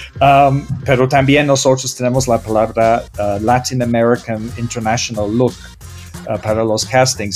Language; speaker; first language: Spanish; non-native, learner; English